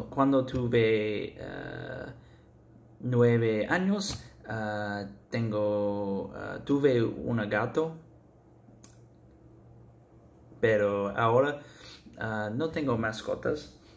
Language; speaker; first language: Spanish; non-native, learner; English